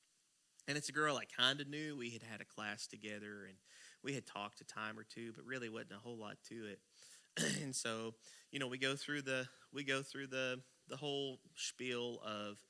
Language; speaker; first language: English; native; English